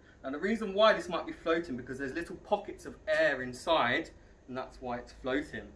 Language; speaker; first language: English; native; English